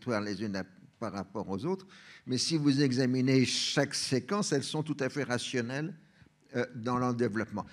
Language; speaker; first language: French; native; French